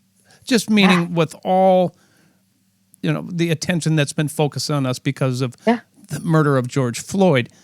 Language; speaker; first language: English; native; English